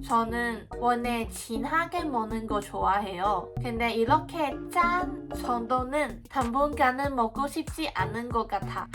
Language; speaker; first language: Korean; non-native, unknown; Cantonese